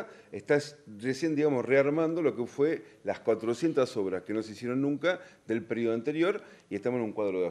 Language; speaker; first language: Spanish; native; Spanish